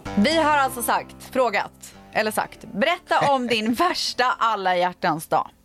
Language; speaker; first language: Swedish; native; Swedish